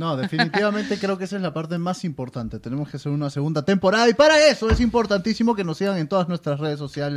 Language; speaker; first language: Spanish; native; Spanish